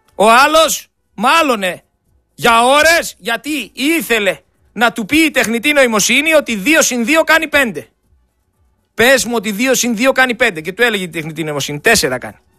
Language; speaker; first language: Greek; native; Greek